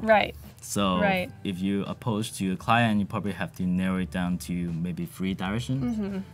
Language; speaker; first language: English; non-native, local second language; Cantonese